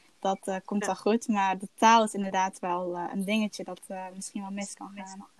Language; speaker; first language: Dutch; early bilingual, other home language; Somali